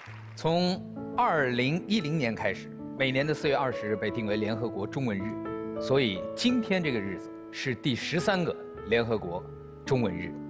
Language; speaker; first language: Chinese; native; Chinese